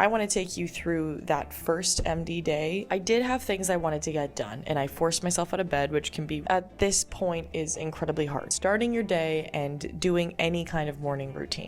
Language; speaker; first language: English; native; English